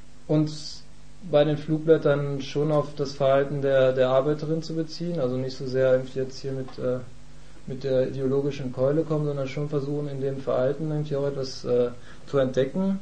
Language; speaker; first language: German; native; German